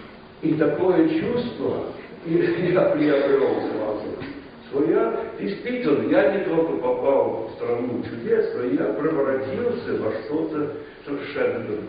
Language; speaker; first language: Russian; non-native, fluent; English